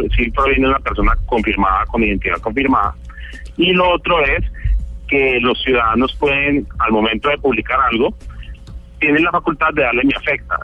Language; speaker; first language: Spanish; native; Spanish